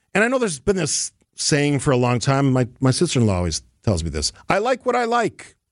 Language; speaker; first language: English; native; English